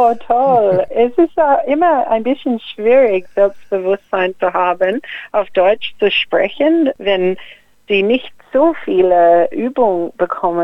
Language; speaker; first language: German; non-native, fluent; English